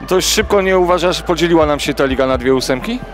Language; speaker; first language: Polish; native; Polish